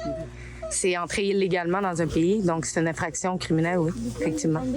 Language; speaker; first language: French; native; French